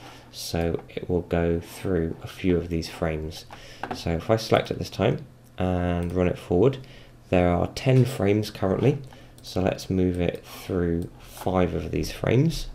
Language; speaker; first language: English; native; English